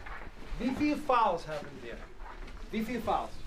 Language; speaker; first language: German; non-native, fluent; English